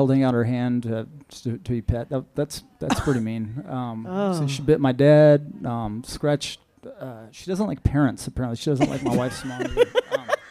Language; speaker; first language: English; native; English